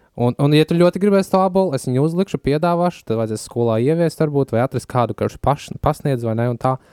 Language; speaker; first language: Latvian; native; Latvian